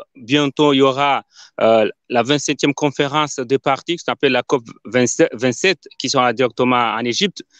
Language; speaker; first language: French; non-native, local second language; Ngazidja Comorian